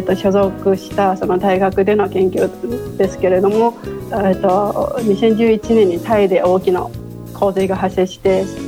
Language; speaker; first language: Japanese; non-native, fluent; Chinese